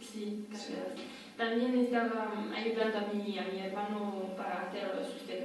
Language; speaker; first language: Spanish; non-native, learner; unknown